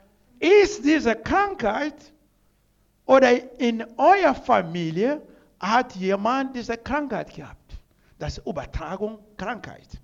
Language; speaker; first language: German; non-native, learner; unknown